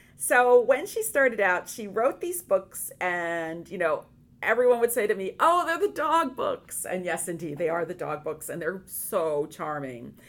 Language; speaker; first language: English; native; English